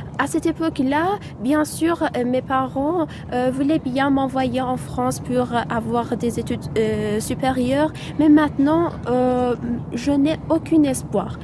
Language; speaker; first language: French; non-native, fluent; Persian